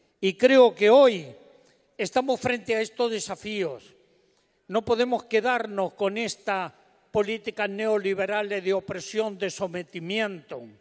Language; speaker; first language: Spanish; native; Spanish